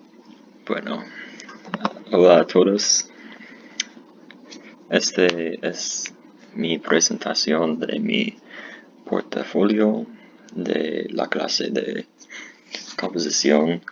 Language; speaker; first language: Spanish; non-native, learner; English